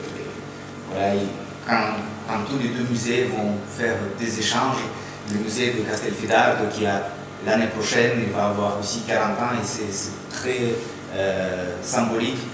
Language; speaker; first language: French; non-native, fluent; Russian